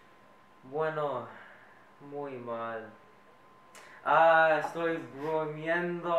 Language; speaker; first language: Spanish; non-native, learner; English